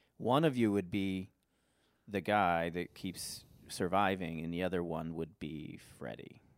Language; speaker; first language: English; native; English